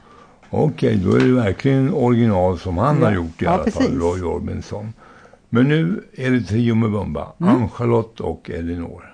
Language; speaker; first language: Swedish; native; Swedish